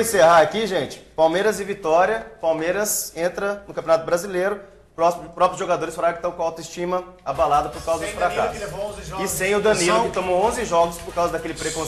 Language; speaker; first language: Portuguese; native; Portuguese